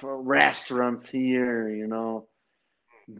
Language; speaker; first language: English; non-native, fluent; Portuguese